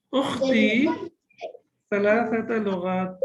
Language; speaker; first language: Arabic; non-native, fluent; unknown